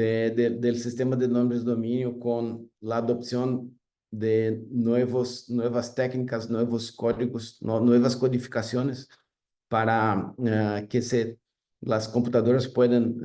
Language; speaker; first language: Spanish; non-native, fluent; Portuguese